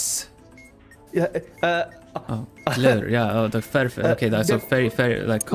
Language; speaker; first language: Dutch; non-native, learner; Swedish